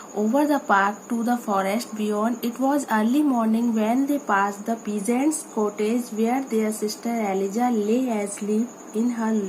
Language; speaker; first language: English; non-native, local second language; Hindi